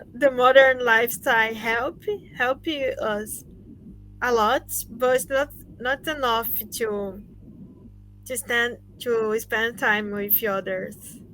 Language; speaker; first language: English; non-native, learner; Portuguese